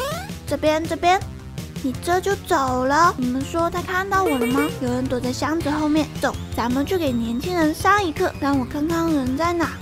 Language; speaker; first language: Chinese; native; Chinese